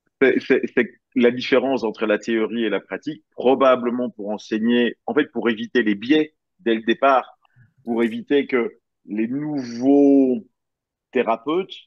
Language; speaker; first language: French; native; French